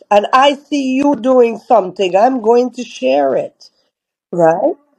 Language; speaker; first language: English; native; English